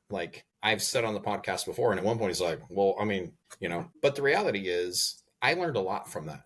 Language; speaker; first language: English; native; English